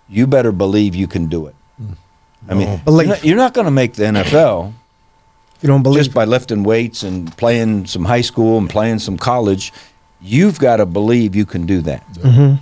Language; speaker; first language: English; native; English